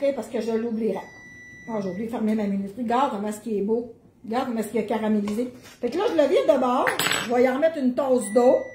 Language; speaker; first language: French; native; French